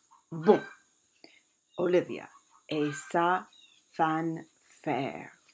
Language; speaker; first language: French; non-native, learner; English